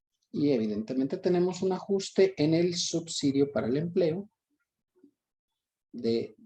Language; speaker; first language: Spanish; native; Spanish